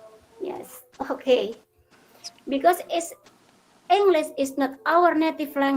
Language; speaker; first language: English; non-native, fluent; Indonesian